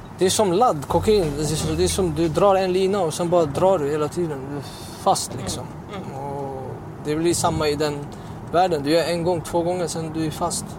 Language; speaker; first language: Swedish; early bilingual, other home language; Uyghur